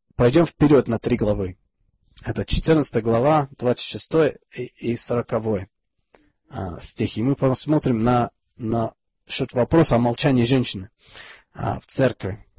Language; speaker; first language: Russian; non-native, fluent; English